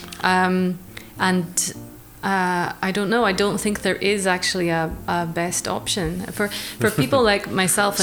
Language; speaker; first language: English; native; English